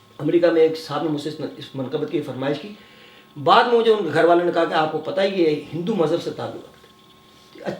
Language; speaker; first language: Urdu; native; Urdu